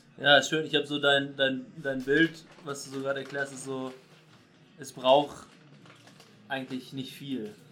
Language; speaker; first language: German; native; German